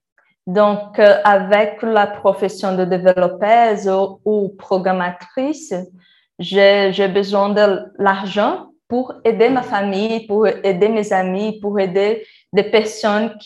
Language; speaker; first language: French; non-native, learner; Portuguese